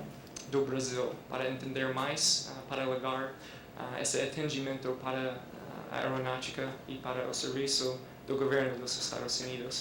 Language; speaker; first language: Portuguese; non-native, fluent; English